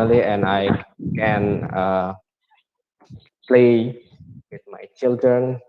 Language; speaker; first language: English; non-native, learner; Indonesian